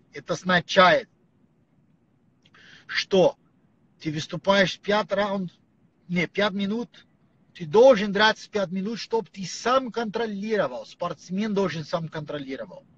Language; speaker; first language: Russian; non-native, learner; Portuguese